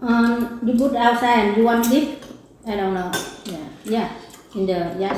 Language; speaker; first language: English; non-native, learner; Vietnamese